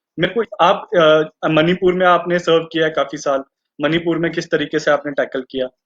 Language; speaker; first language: Hindi; native; Hindi